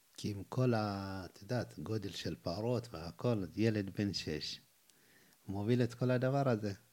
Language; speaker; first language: Hebrew; non-native, fluent; Amharic